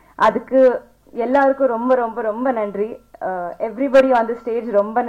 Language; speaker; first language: Tamil; non-native, local second language; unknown